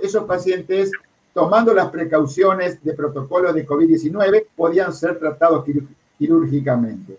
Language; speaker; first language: Spanish; native; Spanish